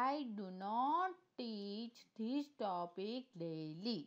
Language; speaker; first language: English; non-native, local second language; Gujarati